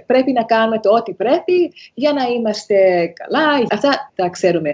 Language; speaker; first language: Greek; early bilingual, heritage; Greek